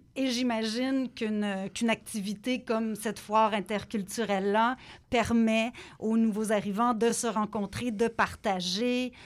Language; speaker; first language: French; non-native, fluent; Spanish